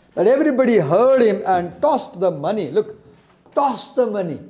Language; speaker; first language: English; non-native, local second language; Nepali